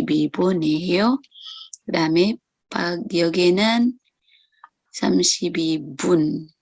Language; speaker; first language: Korean; non-native, local second language; Filipino